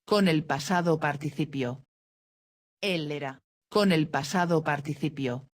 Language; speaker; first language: Spanish; non-native, fluent; Dutch